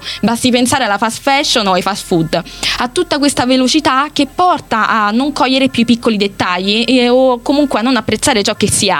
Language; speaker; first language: Italian; native; Italian